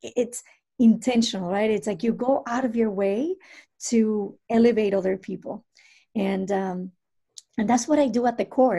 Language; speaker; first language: English; non-native, fluent; Spanish